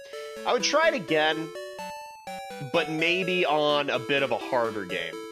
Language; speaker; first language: English; native; English